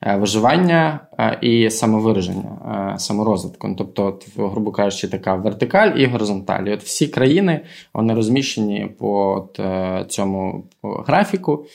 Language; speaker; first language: Ukrainian; non-native, local second language; Russian